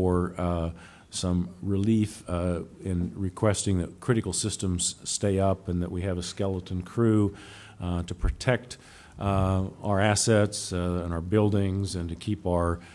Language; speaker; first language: English; native; English